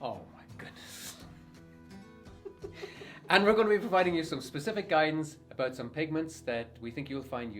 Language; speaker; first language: English; native; English